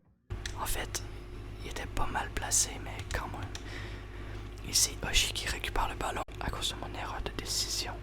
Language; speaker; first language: French; native; French